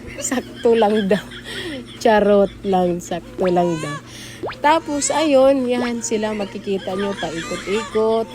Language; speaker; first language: Filipino; non-native, local second language; Cebuano